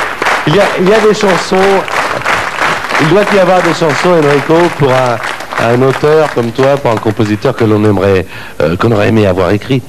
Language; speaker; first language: French; native; French